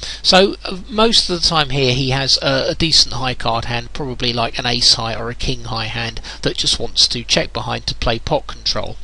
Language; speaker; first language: English; native; English